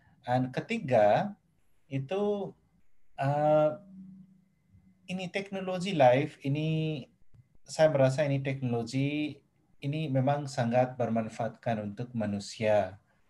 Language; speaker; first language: Indonesian; non-native, fluent; Nepali